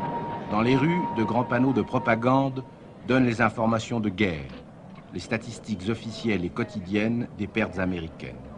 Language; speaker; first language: French; native; French